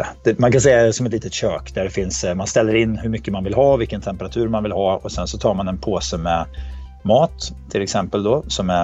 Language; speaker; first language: Swedish; native; Swedish